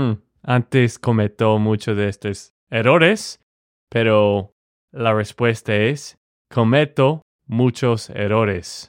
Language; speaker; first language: Spanish; non-native, fluent; English